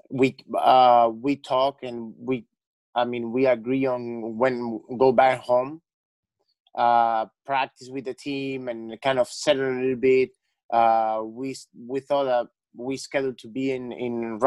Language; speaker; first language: English; non-native, fluent; Spanish